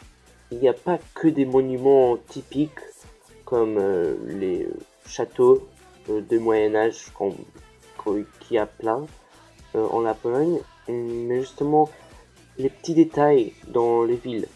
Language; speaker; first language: French; early bilingual, heritage; French